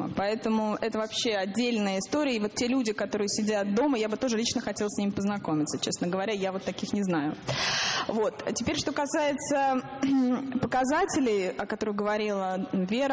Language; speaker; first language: Russian; native; Russian